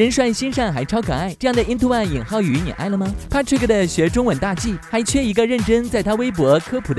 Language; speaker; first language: Chinese; native; Chinese